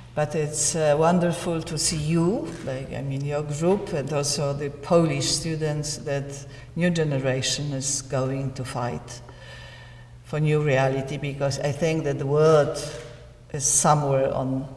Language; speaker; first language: English; non-native, learner; Polish